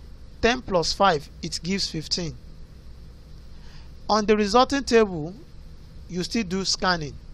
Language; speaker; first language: English; non-native, local second language; Yoruba